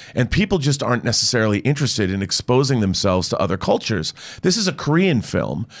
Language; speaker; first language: English; native; English